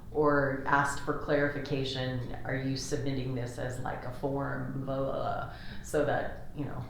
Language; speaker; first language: English; native; English